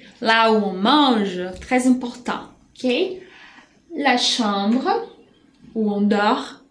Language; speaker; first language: French; non-native, fluent; Portuguese